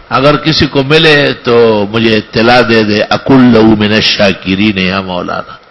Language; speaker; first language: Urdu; non-native, local second language; Pashto